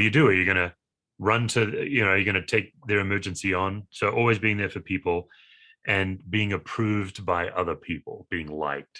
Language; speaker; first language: English; native; English